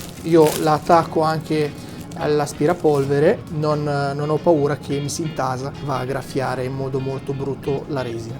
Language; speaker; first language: Italian; native; Italian